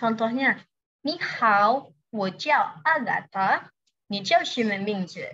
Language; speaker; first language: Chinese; non-native, learner; Indonesian